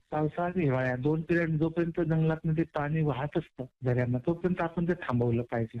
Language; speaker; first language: Marathi; non-native, local second language; Kukna